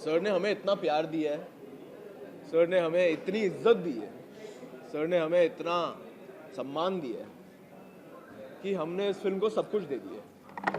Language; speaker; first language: Hindi; native; Hindi